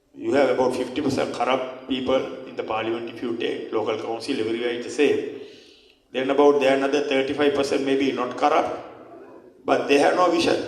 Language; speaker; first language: English; non-native, local second language; Sinhala